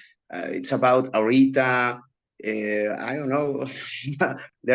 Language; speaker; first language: English; non-native, learner; Spanish